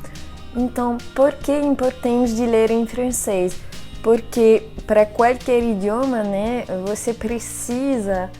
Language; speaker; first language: Portuguese; non-native, fluent; French